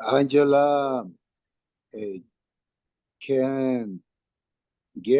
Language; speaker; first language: English; non-native, learner; Spanish